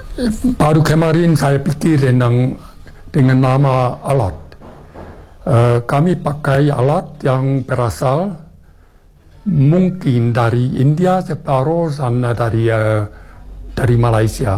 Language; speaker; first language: Indonesian; non-native, fluent; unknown